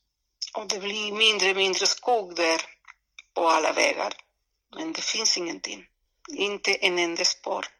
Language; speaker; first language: Swedish; non-native, fluent; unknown